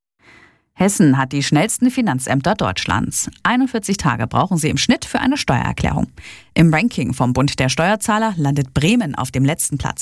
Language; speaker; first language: German; native; German